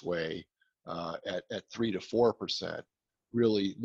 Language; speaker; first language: English; native; English